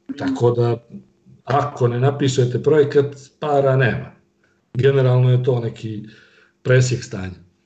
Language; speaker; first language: Serbian; native; Serbian